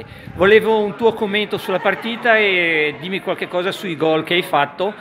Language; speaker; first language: Italian; native; Italian